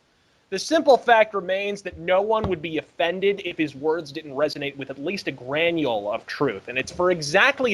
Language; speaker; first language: English; native; English